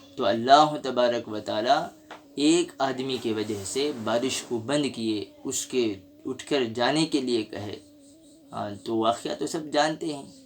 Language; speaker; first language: Urdu; native; Urdu